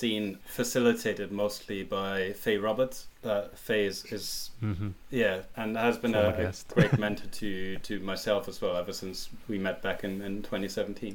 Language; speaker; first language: English; non-native, fluent; German